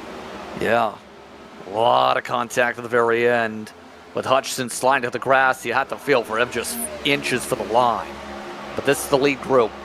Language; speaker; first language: English; native; English